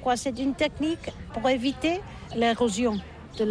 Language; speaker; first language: French; non-native, learner; Catalan